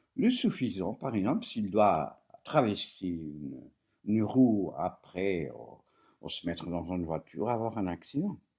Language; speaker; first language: French; non-native, fluent; Portuguese